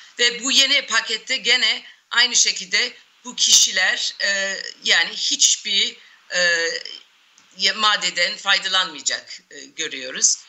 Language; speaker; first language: Turkish; non-native, fluent; English